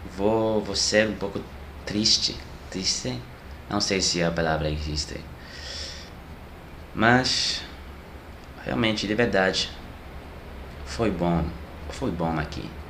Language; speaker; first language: Portuguese; non-native, learner; French